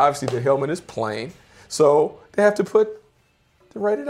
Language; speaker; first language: English; native; English